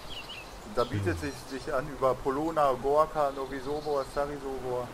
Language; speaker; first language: German; native; German